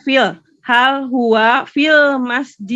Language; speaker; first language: Arabic; non-native, learner; Indonesian